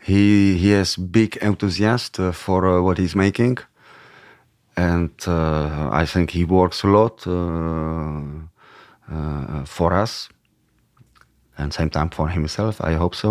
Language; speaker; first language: English; non-native, learner; Czech